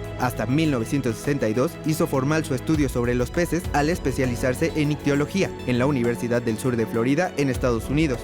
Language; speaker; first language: Spanish; native; Spanish